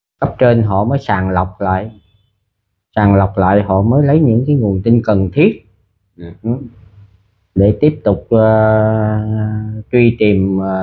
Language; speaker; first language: Vietnamese; early bilingual, heritage; Vietnamese